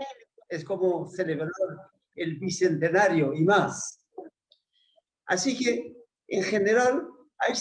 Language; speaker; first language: Spanish; non-native, fluent; Persian